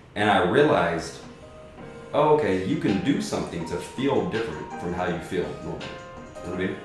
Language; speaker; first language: English; native; English